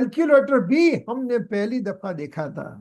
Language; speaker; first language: Hindi; non-native, local second language; Gujarati